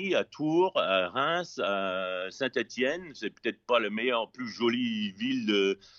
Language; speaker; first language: French; non-native, fluent; English